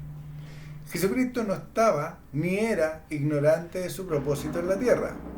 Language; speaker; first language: Spanish; native; Spanish